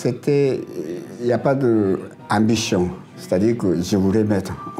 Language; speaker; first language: French; non-native, learner; Japanese